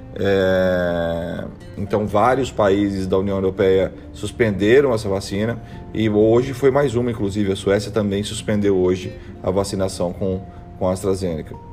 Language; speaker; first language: Portuguese; native; Portuguese